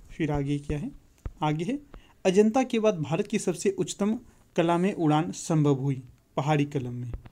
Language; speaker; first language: Hindi; native; Hindi